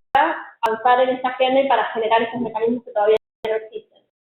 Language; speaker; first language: Spanish; native; Spanish